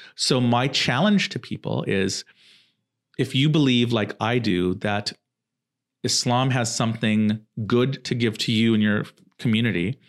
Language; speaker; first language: English; native; English